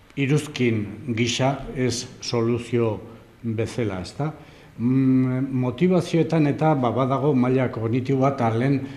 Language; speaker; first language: Basque; non-native, local second language; Spanish